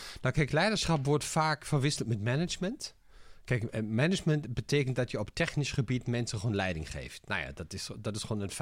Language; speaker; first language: Dutch; non-native, fluent; German